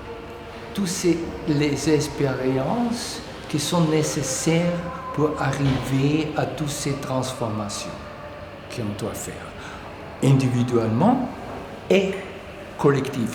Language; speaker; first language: French; non-native, learner; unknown